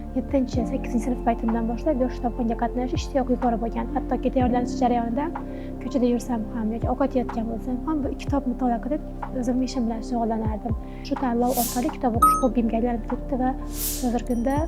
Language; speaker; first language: Uzbek; native; Uzbek